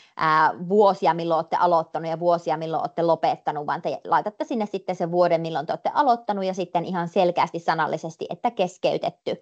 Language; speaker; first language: Finnish; native; Finnish